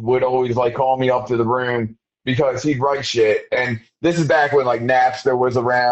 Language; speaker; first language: English; native; English